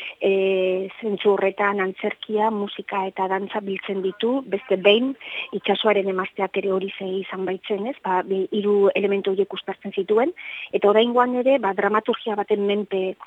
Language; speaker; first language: Basque; native; Basque